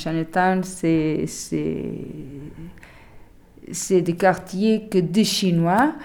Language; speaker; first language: French; non-native, learner; Portuguese